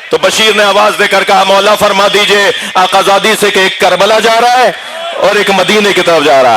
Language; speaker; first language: Urdu; native; Urdu